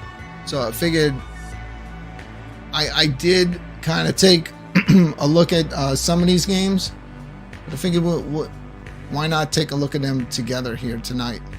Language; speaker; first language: English; native; English